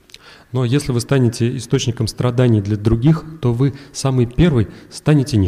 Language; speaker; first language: Russian; native; Russian